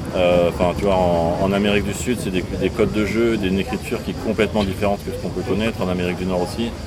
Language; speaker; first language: French; native; French